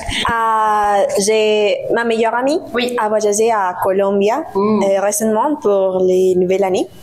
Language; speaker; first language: French; non-native, learner; Spanish